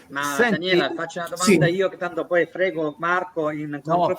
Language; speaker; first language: Italian; native; Italian